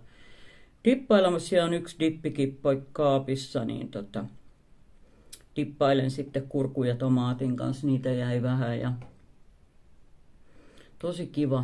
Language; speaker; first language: Finnish; native; Finnish